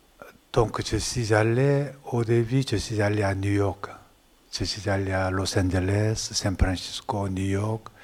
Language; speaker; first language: French; non-native, learner; Korean